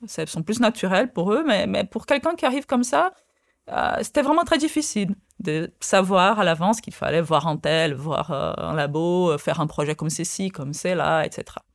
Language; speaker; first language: French; non-native, fluent; Portuguese